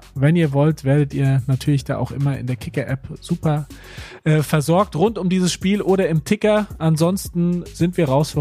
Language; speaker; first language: German; native; German